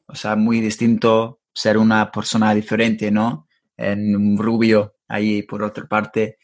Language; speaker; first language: Spanish; non-native, fluent; English